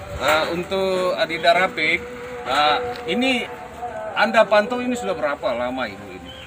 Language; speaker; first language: Indonesian; native; Indonesian